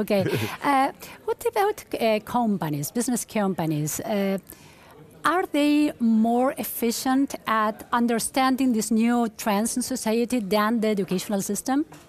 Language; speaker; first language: English; non-native, fluent; Spanish